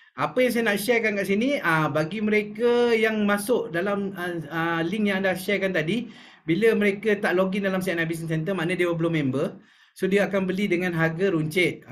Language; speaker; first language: Malay; native; Malay